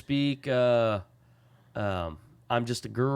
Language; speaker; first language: English; native; English